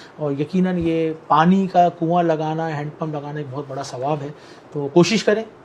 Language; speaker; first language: Urdu; native; Urdu